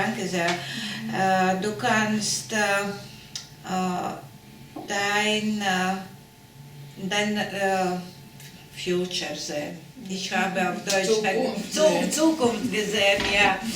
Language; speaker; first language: German; non-native, learner; Latvian